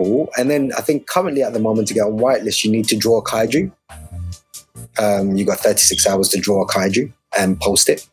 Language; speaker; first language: English; native; English